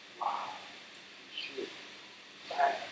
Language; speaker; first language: English; non-native, learner; Chinese